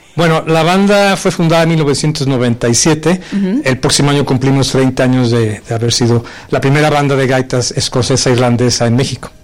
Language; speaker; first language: Spanish; early bilingual, heritage; Spanish